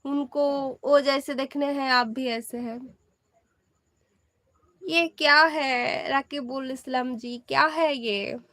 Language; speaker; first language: Hindi; non-native, learner; Bangla